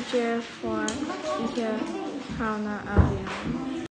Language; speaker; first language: Irish; non-native, local second language; English